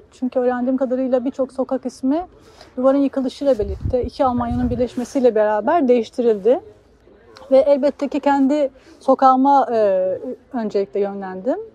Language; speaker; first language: Turkish; native; Turkish